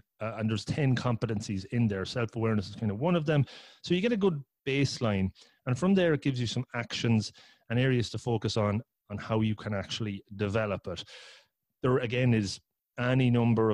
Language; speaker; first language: English; native; English